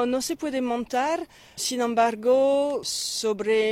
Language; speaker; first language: Spanish; non-native, fluent; French